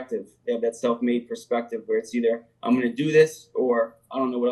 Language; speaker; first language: English; native; English